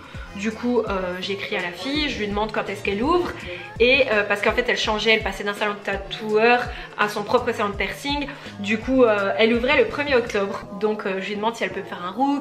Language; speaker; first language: French; native; French